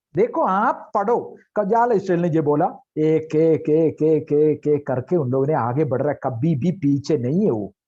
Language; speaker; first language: Hindi; non-native, local second language; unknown